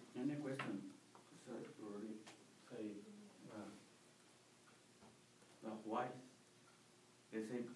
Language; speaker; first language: English; non-native, learner; Spanish